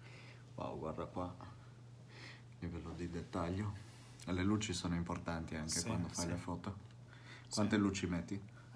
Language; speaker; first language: Italian; native; Italian